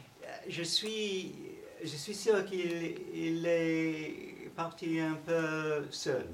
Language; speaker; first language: French; non-native, learner; English